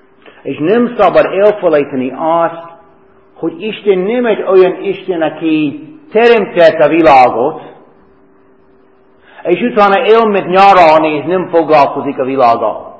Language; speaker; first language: Hungarian; non-native, fluent; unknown